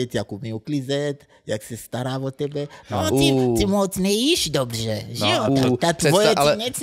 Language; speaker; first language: Czech; non-native, fluent; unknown